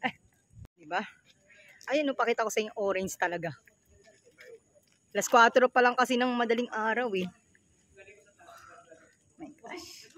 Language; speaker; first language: Filipino; native; Filipino